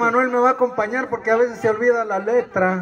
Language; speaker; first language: Spanish; native; Spanish